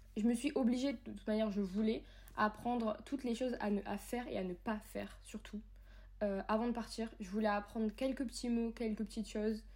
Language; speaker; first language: French; native; French